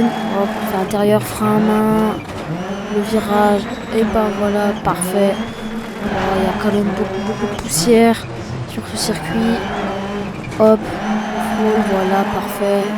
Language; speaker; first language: French; native; French